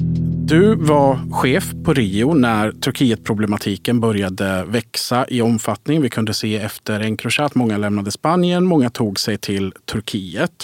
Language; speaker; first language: Swedish; native; Swedish